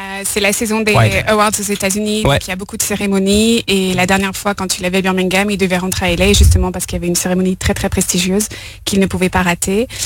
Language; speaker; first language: French; native; French